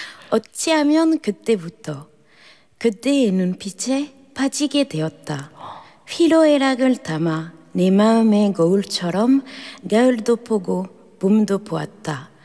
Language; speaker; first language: Korean; non-native, fluent; French